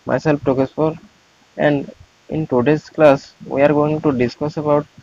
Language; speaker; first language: English; non-native, local second language; Odia